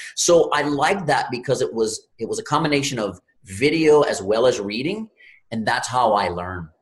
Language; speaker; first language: English; native; English